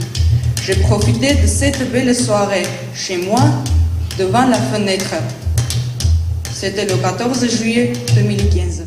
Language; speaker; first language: French; non-native, learner; Armenian